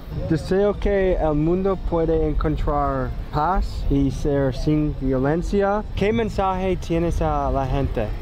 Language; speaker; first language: Spanish; non-native, learner; English